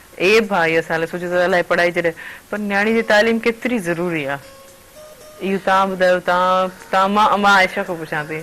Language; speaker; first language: Sindhi; native; Sindhi